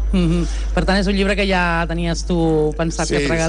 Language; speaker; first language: Catalan; native; Catalan